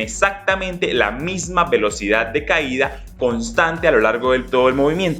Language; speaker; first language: Spanish; native; Spanish